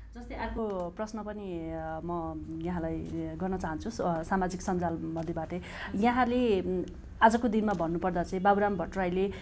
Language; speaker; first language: Nepali; native; Nepali